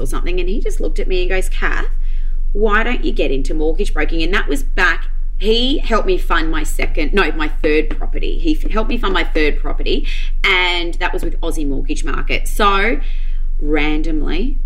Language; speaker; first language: English; native; English